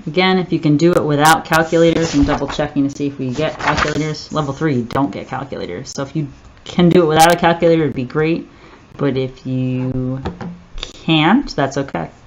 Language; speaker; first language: English; native; English